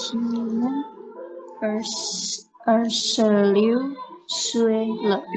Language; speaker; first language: Chinese; non-native, learner; Indonesian